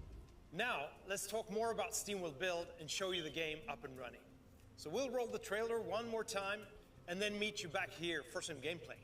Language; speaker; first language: English; non-native, fluent; Swedish